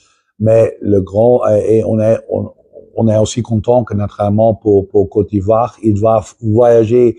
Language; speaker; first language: French; non-native, fluent; Dutch